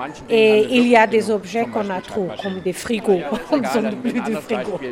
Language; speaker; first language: French; non-native, learner; German